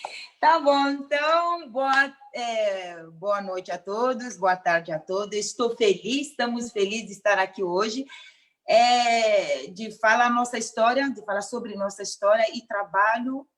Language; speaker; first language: Portuguese; non-native, local second language; Mandingo